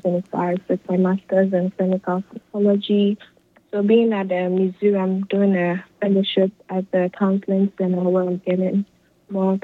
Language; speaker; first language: English; non-native, local second language; Akan